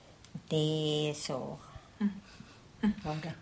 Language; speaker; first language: Swedish; non-native, learner; Finnish